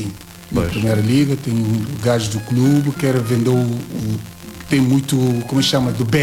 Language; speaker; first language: Portuguese; non-native, learner; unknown